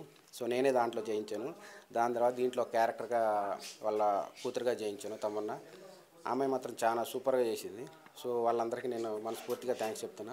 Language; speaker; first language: Telugu; native; Telugu